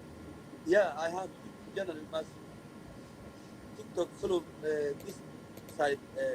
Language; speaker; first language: English; non-native, learner; Somali